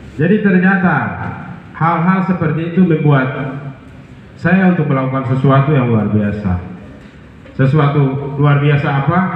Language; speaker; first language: Indonesian; non-native, local second language; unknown